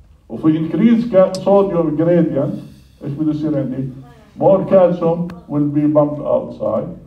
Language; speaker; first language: English; non-native, fluent; Arabic